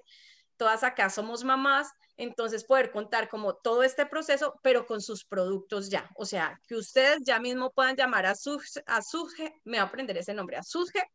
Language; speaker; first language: Spanish; native; Spanish